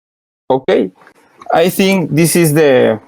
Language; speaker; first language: English; non-native, learner; Spanish